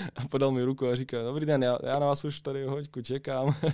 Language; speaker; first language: Czech; non-native, fluent; Ukrainian